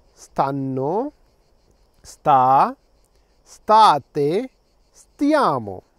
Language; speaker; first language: Italian; non-native, fluent; Tamil